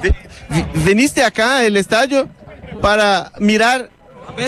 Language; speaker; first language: Spanish; non-native, learner; Portuguese